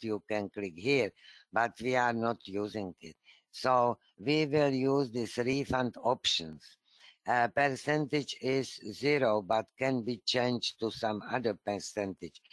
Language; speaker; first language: English; non-native, fluent; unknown